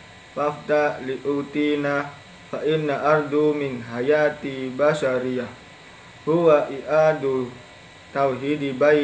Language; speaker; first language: Arabic; non-native, learner; Indonesian